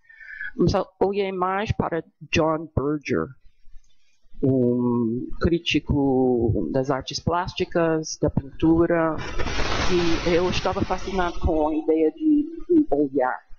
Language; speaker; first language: Portuguese; non-native, fluent; English